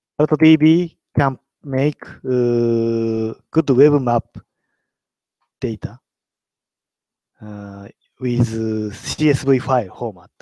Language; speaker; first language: English; non-native, learner; Japanese